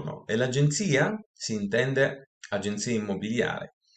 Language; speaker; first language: Italian; non-native, fluent; Russian